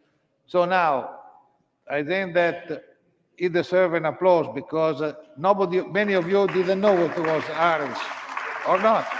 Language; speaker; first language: English; non-native, learner; Italian